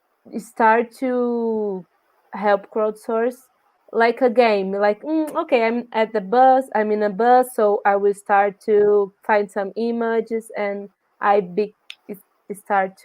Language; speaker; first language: English; non-native, learner; Portuguese